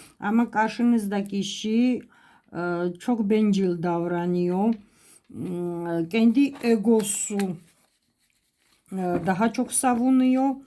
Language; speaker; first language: Turkish; non-native, fluent; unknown